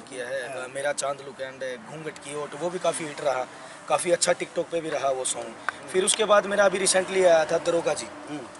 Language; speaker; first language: Hindi; native; Hindi